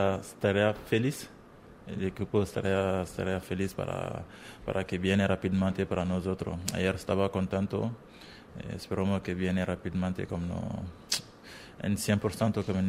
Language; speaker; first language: Spanish; non-native, learner; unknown